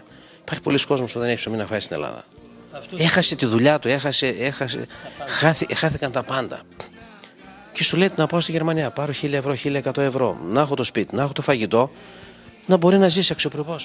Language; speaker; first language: Greek; native; Greek